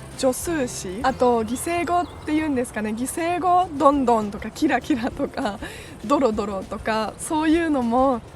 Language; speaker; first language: Japanese; early bilingual, heritage; German